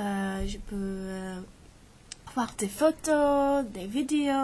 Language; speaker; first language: French; non-native, learner; English